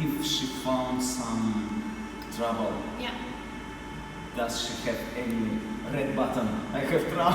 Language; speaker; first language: English; non-native, learner; Russian